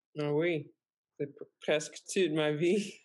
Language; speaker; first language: French; non-native, fluent; English